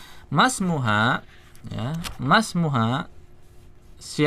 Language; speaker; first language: Indonesian; native; Indonesian